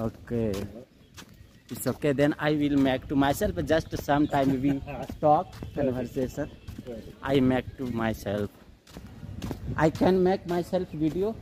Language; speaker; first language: English; non-native, learner; Hindi